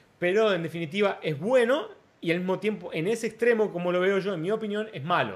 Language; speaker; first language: Spanish; non-native, fluent; Portuguese